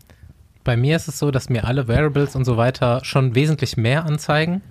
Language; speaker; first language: German; native; German